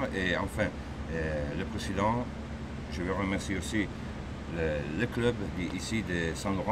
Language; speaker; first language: French; non-native, fluent; Italian